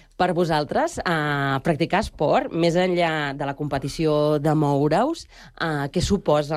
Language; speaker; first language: Catalan; native; Catalan